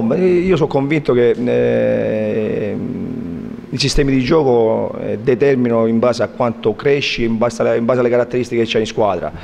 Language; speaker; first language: Italian; native; Italian